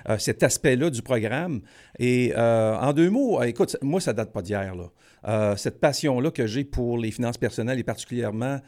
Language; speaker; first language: French; native; French